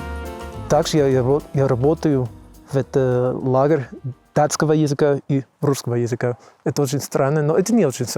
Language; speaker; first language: Russian; non-native, learner; English